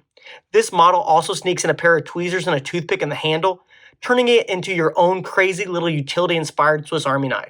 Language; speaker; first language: English; native; English